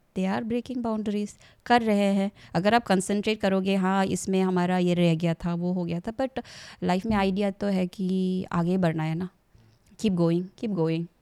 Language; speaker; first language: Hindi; non-native, local second language; Assamese